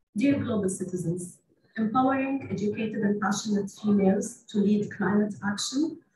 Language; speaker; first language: English; non-native, fluent; Arabic